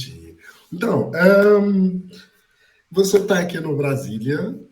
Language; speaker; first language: Portuguese; non-native, fluent; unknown